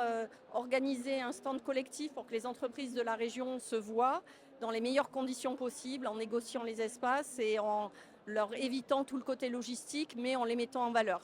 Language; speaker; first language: French; native; French